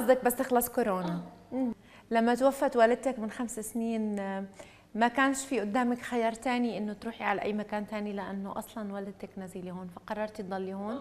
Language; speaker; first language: Arabic; native; Arabic